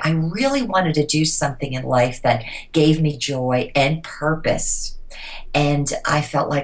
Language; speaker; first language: English; native; English